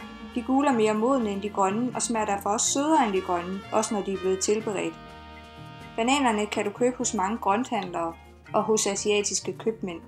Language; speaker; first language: Danish; native; Danish